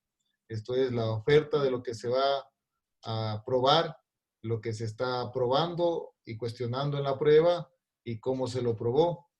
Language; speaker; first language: Spanish; native; Spanish